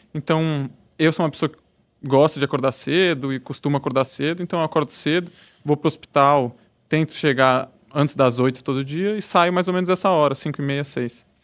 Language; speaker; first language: Portuguese; native; Portuguese